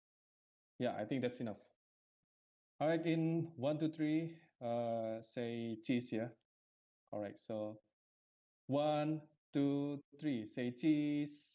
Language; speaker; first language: English; non-native, fluent; Indonesian